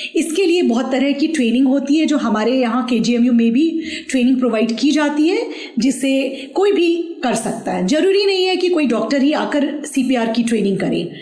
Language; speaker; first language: Hindi; native; Hindi